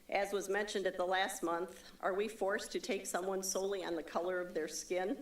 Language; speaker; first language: English; native; English